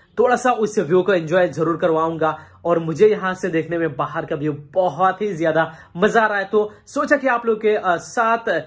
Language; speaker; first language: Hindi; non-native, local second language; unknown